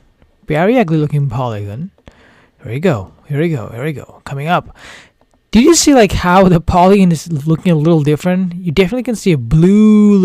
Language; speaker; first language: English; non-native, fluent; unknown